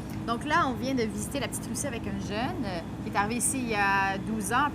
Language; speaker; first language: French; native; French